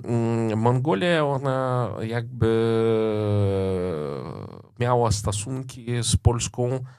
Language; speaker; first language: Polish; non-native, fluent; Russian